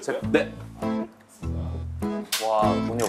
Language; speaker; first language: Korean; native; Korean